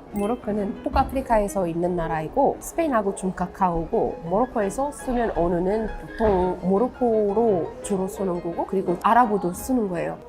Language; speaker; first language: Korean; non-native, fluent; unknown